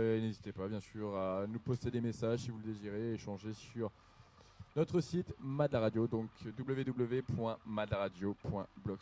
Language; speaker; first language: French; native; French